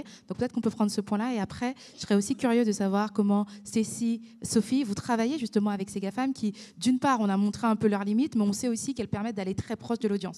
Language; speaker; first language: French; native; French